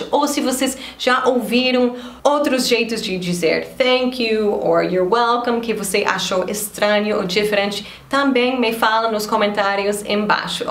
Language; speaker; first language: Portuguese; non-native, fluent; English